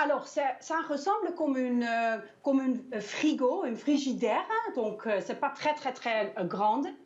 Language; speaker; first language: French; non-native, learner; Danish